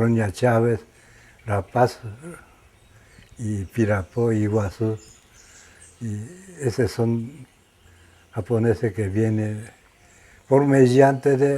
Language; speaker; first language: Spanish; non-native, learner; Japanese